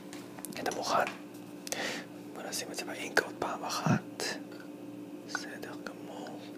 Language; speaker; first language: Hebrew; non-native, fluent; English